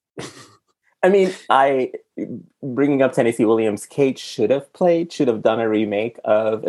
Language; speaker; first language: English; non-native, fluent; Arabic